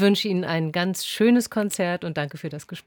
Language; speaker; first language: German; native; German